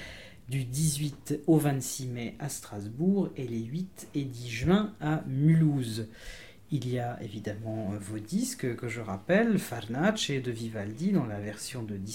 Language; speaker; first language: French; native; French